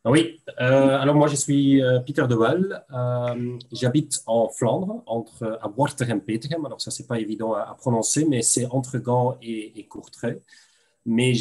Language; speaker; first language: French; non-native, local second language; Dutch